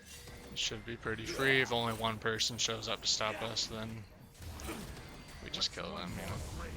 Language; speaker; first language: English; native; English